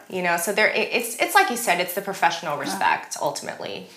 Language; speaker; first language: English; early bilingual, other home language; German